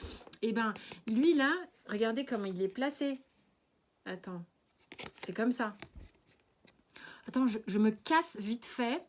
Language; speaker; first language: French; native; French